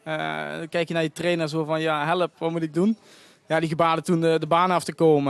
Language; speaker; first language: Dutch; native; Dutch